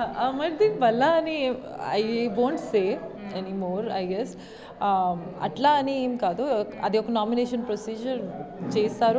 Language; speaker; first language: Telugu; non-native, local second language; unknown